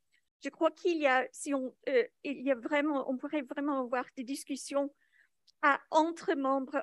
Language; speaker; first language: French; non-native, local second language; English